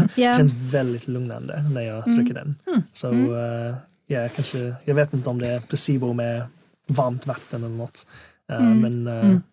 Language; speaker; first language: Swedish; non-native, fluent; English